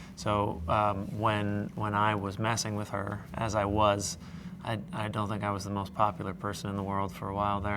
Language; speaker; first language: English; native; English